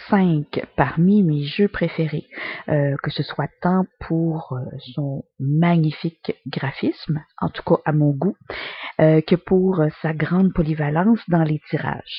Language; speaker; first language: French; native; French